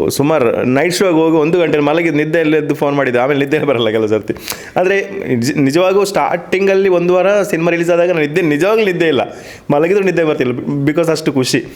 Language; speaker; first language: Kannada; non-native, local second language; Tulu